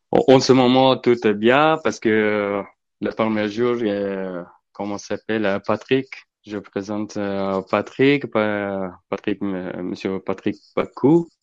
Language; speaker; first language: French; non-native, learner; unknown